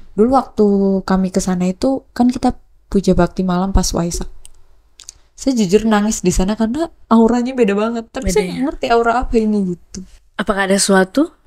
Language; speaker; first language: Indonesian; native; Indonesian